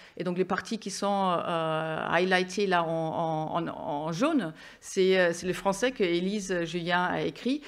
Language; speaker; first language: French; non-native, fluent; German